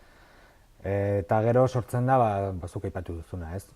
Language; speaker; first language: Basque; non-native, local second language; Spanish